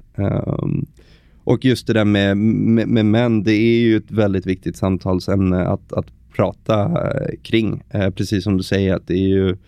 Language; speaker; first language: Swedish; native; Swedish